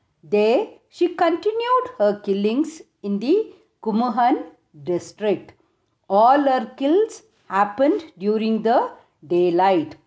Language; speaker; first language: English; non-native, local second language; Tamil